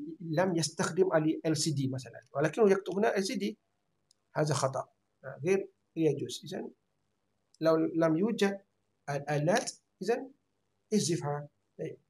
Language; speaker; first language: Arabic; non-native, fluent; Malay